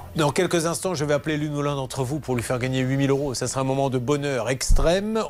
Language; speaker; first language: French; native; French